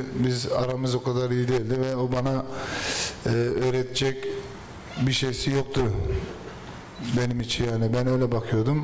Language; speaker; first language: Turkish; early bilingual, heritage; Turkish